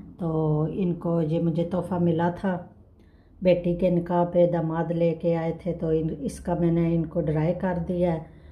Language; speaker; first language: Urdu; native; Urdu